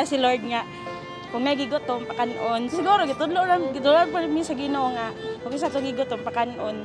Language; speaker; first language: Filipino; non-native, local second language; Cebuano